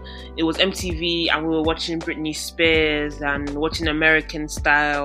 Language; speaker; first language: English; non-native, local second language; Yoruba